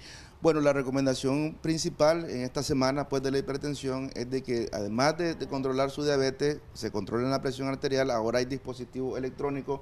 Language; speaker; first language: Spanish; native; Spanish